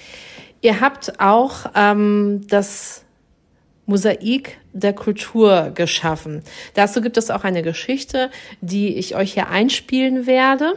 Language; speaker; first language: German; native; German